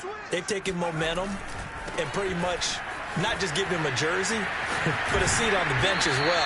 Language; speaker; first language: English; native; English